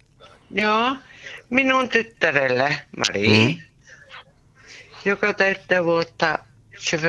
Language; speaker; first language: Finnish; non-native, local second language; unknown